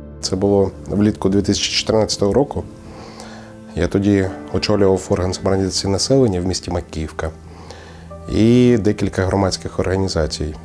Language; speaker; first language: Ukrainian; native; Ukrainian